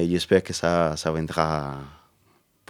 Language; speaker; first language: French; non-native, learner; Spanish